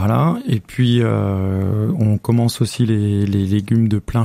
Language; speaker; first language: French; native; French